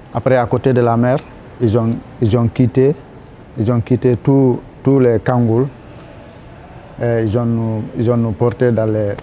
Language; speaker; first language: Spanish; non-native, learner; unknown